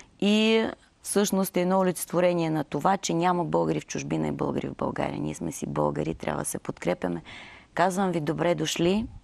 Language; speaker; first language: Bulgarian; native; Bulgarian